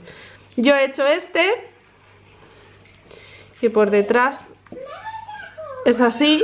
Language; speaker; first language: Spanish; native; Spanish